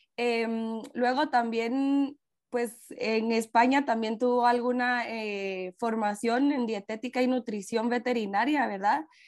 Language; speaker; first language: Spanish; native; Spanish